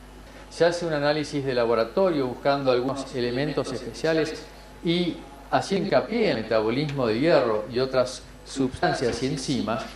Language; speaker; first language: Spanish; native; Spanish